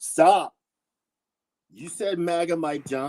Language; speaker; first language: English; native; English